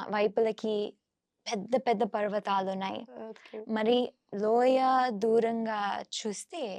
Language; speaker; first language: Telugu; non-native, fluent; English